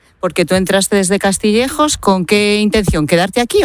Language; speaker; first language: Spanish; native; Spanish